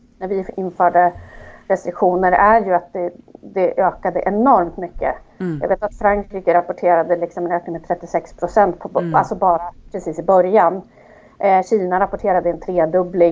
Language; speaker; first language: Swedish; native; Swedish